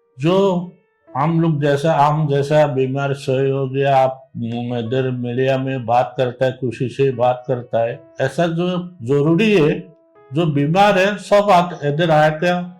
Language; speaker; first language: Hindi; non-native, learner; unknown